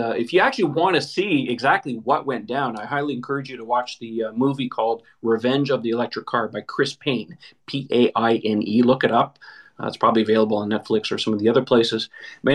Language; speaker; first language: English; native; English